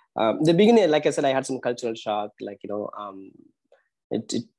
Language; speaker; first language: English; non-native, local second language; Tamil